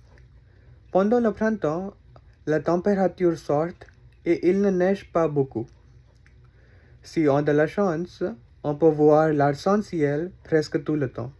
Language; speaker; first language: French; non-native, learner; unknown